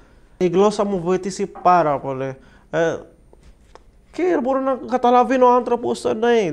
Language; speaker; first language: Greek; non-native, learner; Arabic